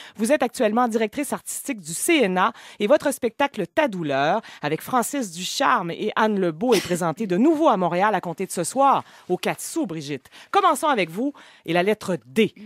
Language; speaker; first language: French; native; French